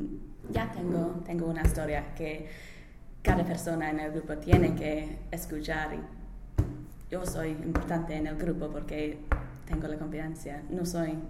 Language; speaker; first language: Spanish; non-native, learner; English